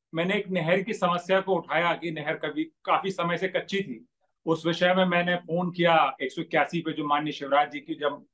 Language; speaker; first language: Hindi; native; Hindi